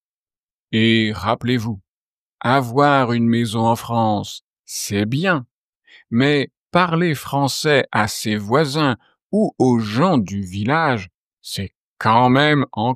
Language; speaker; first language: French; native; French